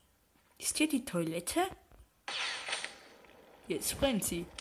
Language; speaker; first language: German; native; German